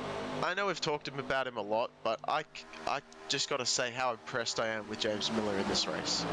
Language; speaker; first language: English; native; English